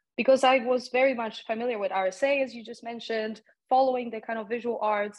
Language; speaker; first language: English; non-native, fluent; Polish